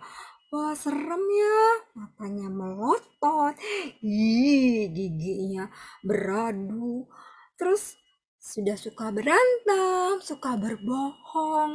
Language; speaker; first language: Indonesian; native; Indonesian